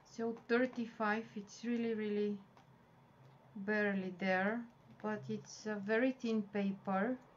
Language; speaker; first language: English; non-native, fluent; Bulgarian